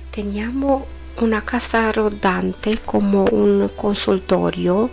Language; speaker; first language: Spanish; non-native, learner; Romanian